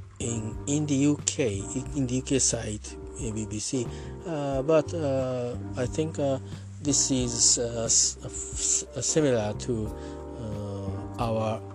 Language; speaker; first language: English; non-native, learner; Japanese